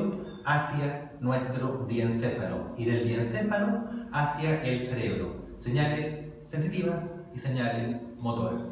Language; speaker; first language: Spanish; native; Spanish